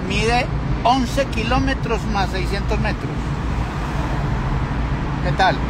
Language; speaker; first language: Spanish; native; Spanish